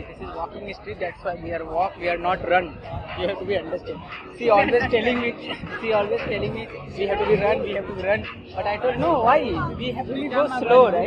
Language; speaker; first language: English; non-native, learner; Hindi